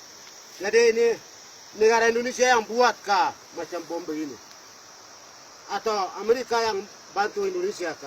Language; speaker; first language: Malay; non-native, local second language; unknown